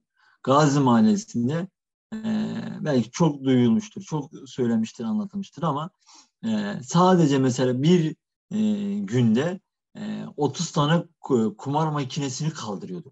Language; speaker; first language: Turkish; native; Turkish